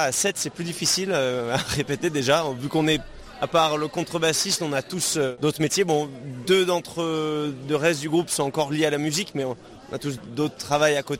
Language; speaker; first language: French; native; French